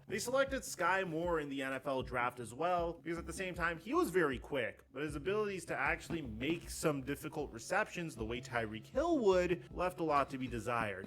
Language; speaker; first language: English; native; English